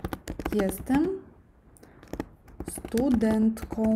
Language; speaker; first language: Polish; non-native, learner; Russian